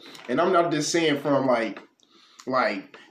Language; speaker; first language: English; native; English